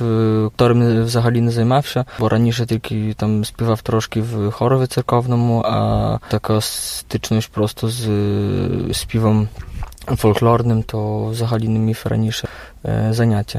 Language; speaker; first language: Ukrainian; early bilingual, heritage; Ukrainian